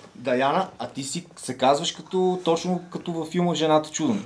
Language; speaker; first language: Bulgarian; native; Bulgarian